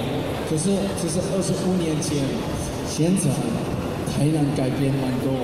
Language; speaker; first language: Chinese; non-native, fluent; English